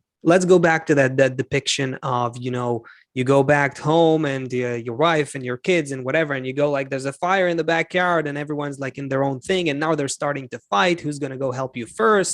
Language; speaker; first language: English; non-native, fluent; Hebrew